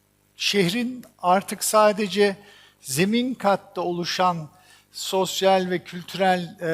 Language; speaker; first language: Turkish; native; Turkish